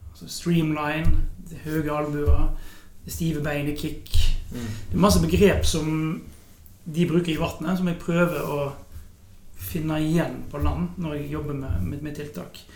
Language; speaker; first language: Norwegian; native; Norwegian